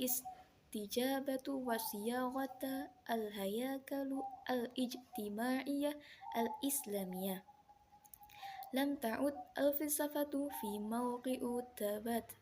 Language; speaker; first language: Arabic; non-native, learner; Indonesian